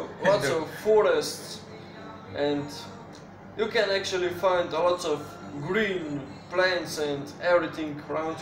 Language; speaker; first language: English; non-native, fluent; Slovenian